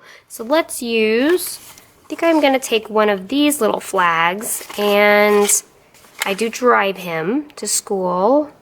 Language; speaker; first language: English; native; English